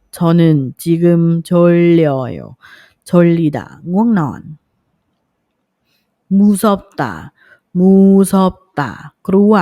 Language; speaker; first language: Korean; non-native, fluent; Thai